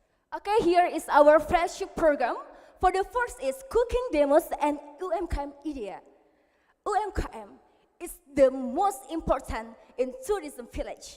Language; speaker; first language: English; non-native, learner; Indonesian